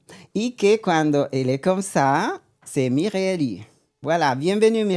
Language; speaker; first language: French; non-native, learner; Spanish